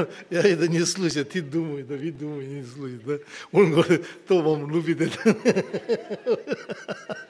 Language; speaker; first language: Russian; non-native, learner; Tibetan